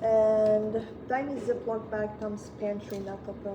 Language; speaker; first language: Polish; early bilingual, heritage; Polish